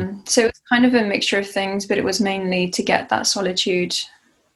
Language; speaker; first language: English; native; English